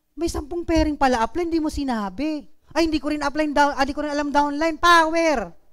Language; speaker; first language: Filipino; non-native, local second language; Bikol